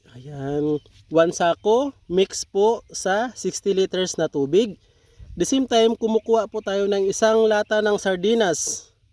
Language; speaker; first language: Filipino; non-native, local second language; Hiligaynon